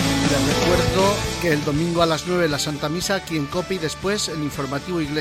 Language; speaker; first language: Spanish; native; Spanish